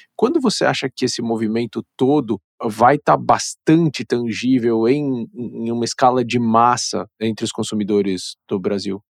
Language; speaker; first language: Portuguese; native; Portuguese